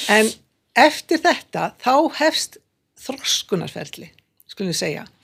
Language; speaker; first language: Icelandic; native; Icelandic